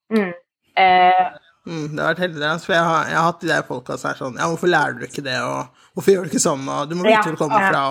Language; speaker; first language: Norwegian; native; Norwegian